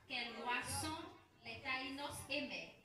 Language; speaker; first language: French; non-native, local second language; Haitian Creole